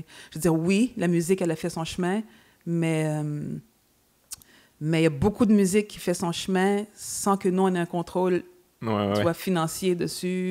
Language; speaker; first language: French; native; French